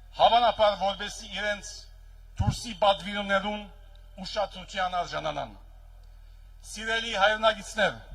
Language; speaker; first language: Armenian; early bilingual, heritage; Armenian